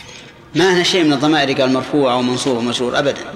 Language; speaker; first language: Arabic; native; Arabic